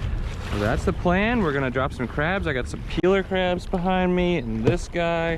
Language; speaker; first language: English; native; English